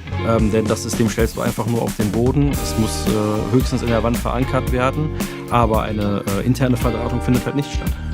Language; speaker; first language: German; native; German